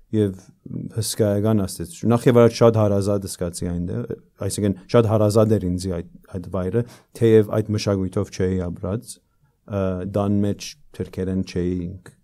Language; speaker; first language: Armenian; early bilingual, heritage; Armenian